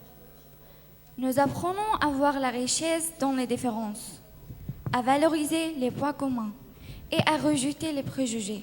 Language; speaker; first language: French; non-native, learner; Arabic